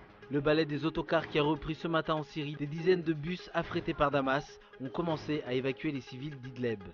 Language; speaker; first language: French; non-native, local second language; Malagasy